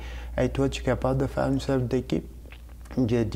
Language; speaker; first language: French; non-native, learner; Tamil